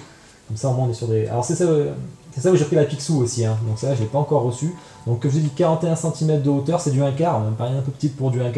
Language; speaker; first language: French; native; French